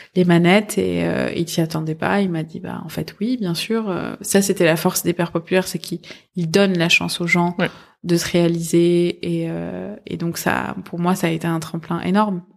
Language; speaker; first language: French; early bilingual, other home language; Persian